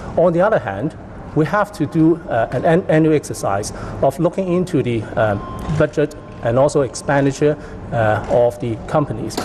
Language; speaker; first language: English; non-native, local second language; Cantonese